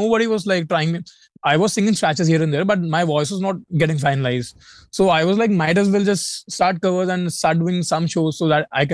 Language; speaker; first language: English; non-native, local second language; Hindi